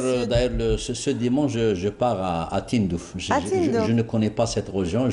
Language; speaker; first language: French; non-native, local second language; Arabic